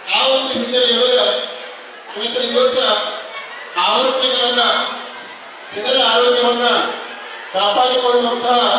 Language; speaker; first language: Kannada; native; Kannada